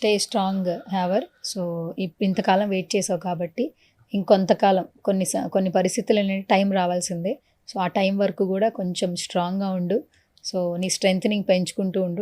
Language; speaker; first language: Telugu; native; Telugu